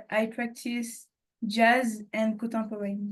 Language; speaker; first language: English; non-native, learner; French